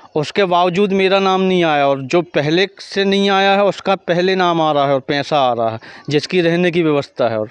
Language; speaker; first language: Hindi; native; Hindi